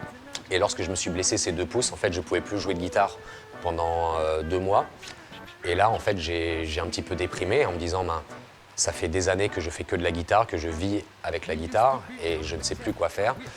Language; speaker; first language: French; native; French